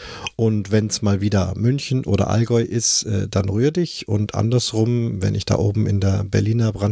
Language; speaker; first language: German; native; German